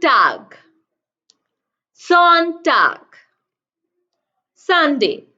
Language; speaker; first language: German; non-native, fluent; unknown